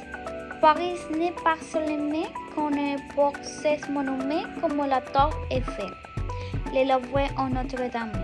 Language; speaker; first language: French; non-native, learner; Spanish